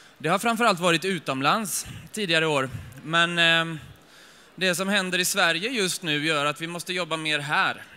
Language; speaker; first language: Swedish; native; Swedish